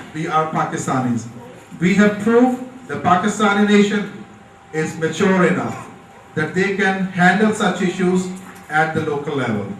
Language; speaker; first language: English; non-native, local second language; Urdu